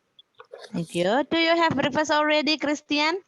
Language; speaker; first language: English; non-native, fluent; Indonesian